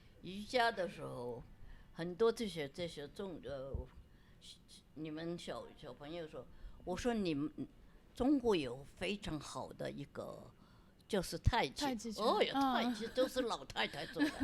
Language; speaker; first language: Chinese; non-native, local second language; Wu Chinese